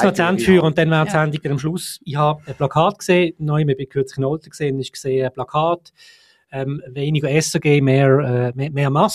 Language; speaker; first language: German; native; German